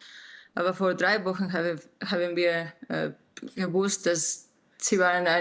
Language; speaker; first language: German; non-native, learner; Spanish